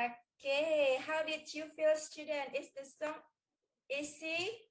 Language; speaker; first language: English; non-native, learner; Indonesian